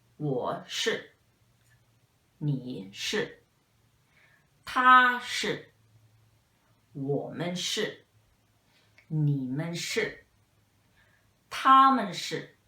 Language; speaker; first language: Chinese; non-native, fluent; English